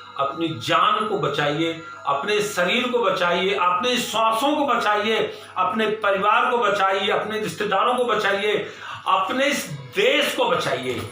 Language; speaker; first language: Hindi; native; Hindi